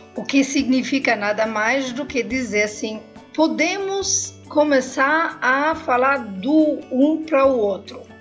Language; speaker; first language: Portuguese; non-native, fluent; German